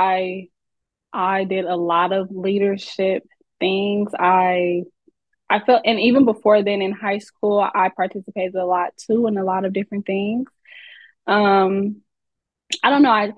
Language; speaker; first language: English; native; English